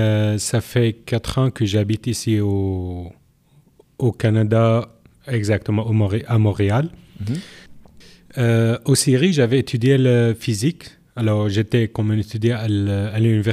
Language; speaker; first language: French; non-native, learner; Arabic